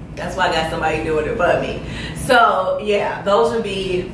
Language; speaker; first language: English; native; English